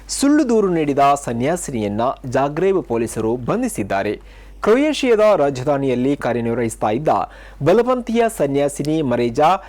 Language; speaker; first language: Kannada; native; Kannada